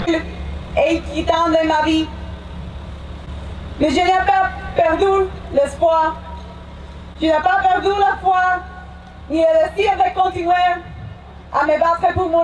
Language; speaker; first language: French; non-native, fluent; Spanish